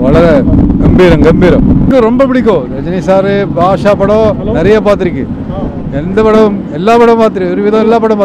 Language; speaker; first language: Tamil; non-native, learner; Malayalam